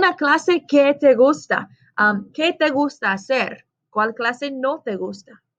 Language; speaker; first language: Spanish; non-native, fluent; English